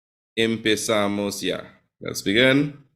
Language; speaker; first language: Spanish; non-native, fluent; English